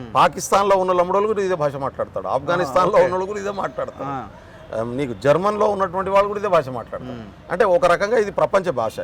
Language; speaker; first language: Telugu; non-native, local second language; Lambadi